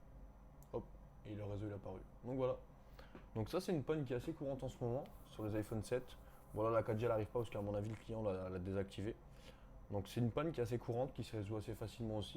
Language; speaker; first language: French; native; French